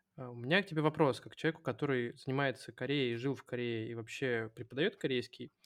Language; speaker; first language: Russian; native; Russian